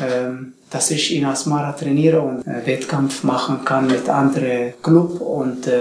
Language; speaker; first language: German; non-native, learner; Tigrinya